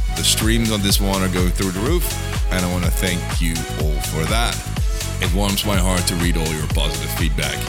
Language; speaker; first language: English; non-native, fluent; Dutch